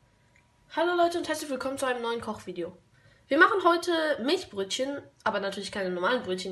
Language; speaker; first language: German; native; German